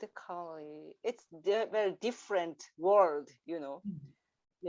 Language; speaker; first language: English; non-native, learner; Japanese